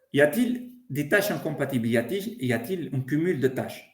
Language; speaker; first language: French; non-native, local second language; Arabic